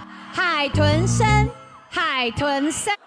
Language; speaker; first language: Chinese; native; Chinese